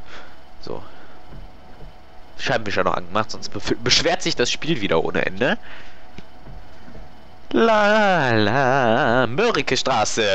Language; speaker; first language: German; native; German